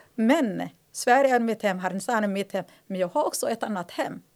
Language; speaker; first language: Swedish; non-native, fluent; Somali